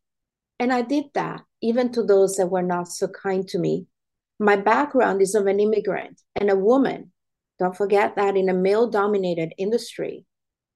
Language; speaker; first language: English; non-native, fluent; Italian